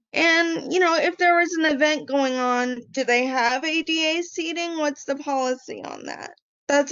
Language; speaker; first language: English; native; English